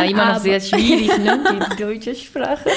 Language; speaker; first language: German; non-native, learner; Japanese